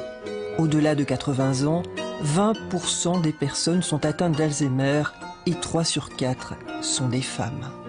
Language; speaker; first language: French; native; French